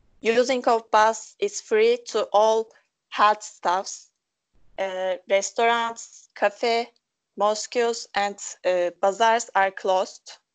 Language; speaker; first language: English; non-native, local second language; Turkish